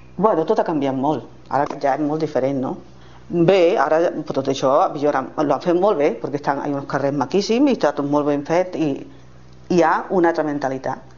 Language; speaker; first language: Catalan; non-native, local second language; Spanish